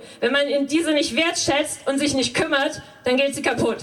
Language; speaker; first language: German; native; German